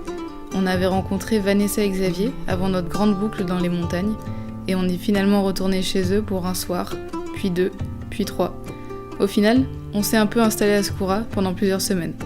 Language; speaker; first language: French; native; French